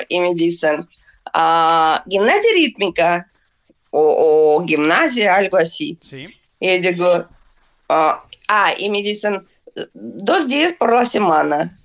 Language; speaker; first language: Spanish; non-native, learner; Russian